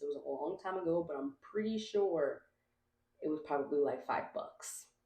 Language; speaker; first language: English; native; English